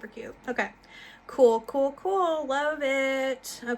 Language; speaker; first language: English; native; English